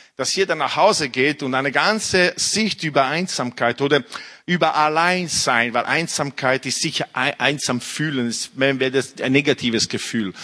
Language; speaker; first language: German; non-native, fluent; Italian